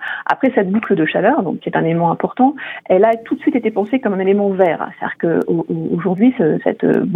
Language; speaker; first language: French; native; French